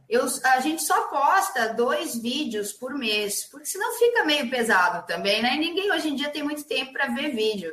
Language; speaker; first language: Portuguese; native; Portuguese